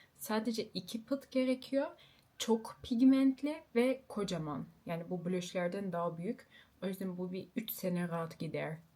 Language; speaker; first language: Turkish; early bilingual, heritage; Turkish